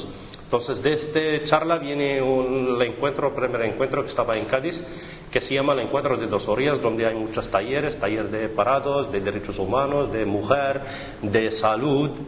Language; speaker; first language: Spanish; non-native, fluent; Arabic